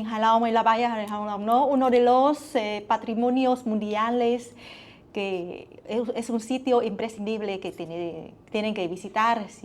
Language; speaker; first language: Spanish; non-native, learner; Vietnamese